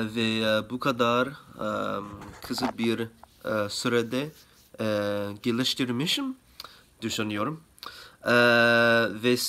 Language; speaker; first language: Turkish; non-native, learner; English